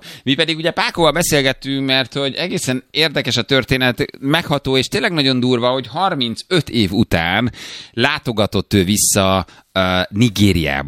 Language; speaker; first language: Hungarian; native; Hungarian